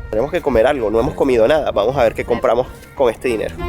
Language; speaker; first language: Spanish; native; Spanish